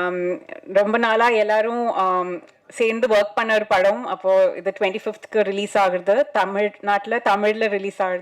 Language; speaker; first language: Tamil; non-native, fluent; Malayalam